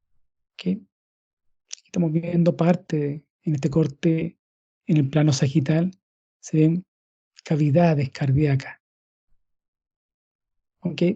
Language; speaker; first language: Spanish; native; Spanish